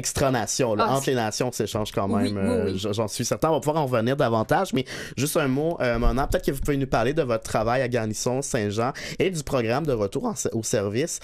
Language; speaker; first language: French; native; French